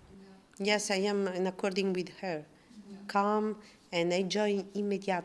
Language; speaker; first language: English; non-native, learner; Italian